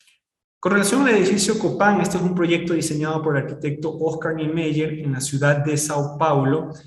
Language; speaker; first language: Spanish; native; Spanish